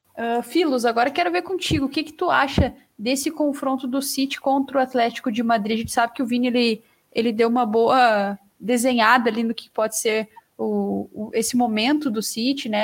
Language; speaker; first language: Portuguese; native; Portuguese